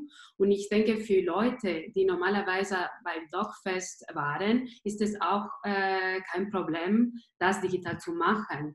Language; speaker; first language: German; non-native, fluent; Spanish